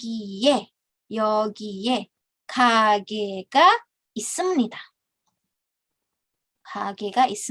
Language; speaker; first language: Korean; non-native, fluent; Indonesian